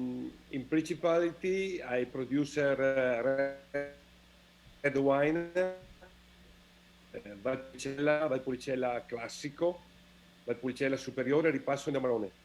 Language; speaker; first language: English; non-native, learner; Italian